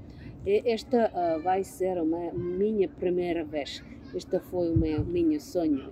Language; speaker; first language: Portuguese; non-native, learner; English